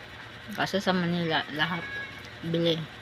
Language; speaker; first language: Filipino; non-native, local second language; Cebuano